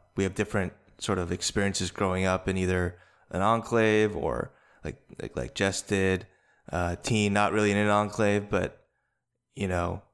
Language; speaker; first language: English; native; English